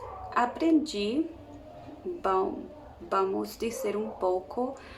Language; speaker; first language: Portuguese; non-native, learner; Spanish